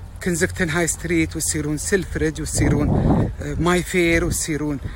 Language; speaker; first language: Arabic; native; Arabic